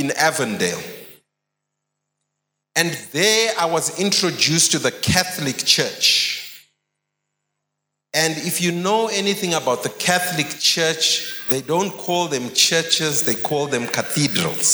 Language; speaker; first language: English; non-native, local second language; Shona